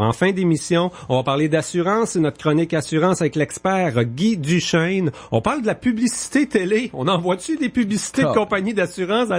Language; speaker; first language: French; native; French